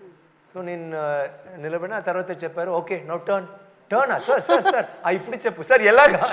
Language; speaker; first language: Telugu; non-native, local second language; Tamil